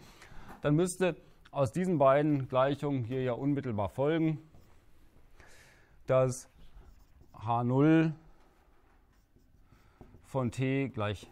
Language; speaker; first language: German; native; German